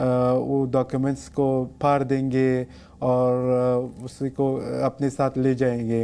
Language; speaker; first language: Hindi; non-native, learner; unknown